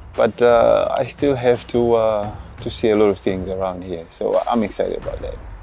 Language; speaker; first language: English; non-native, local second language; Shona